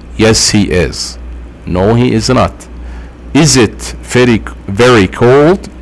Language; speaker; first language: English; non-native, fluent; Arabic